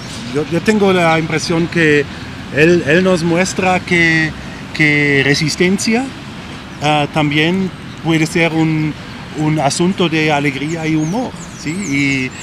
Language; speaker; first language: Spanish; non-native, learner; German